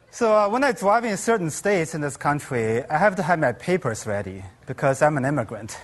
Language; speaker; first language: English; non-native, fluent; Chinese